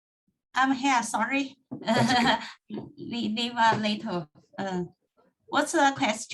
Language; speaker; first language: English; non-native, learner; Chinese